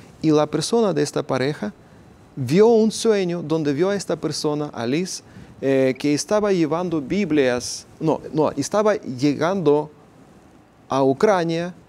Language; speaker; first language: Spanish; non-native, fluent; Ukrainian